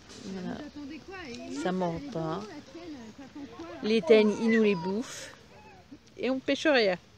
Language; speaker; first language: French; native; French